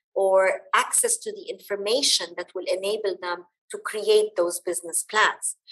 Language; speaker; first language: English; early bilingual, other home language; Arabic